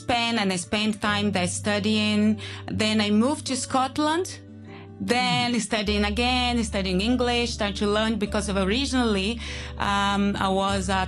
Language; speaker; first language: English; non-native, fluent; Portuguese